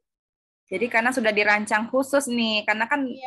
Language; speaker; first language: Indonesian; native; Indonesian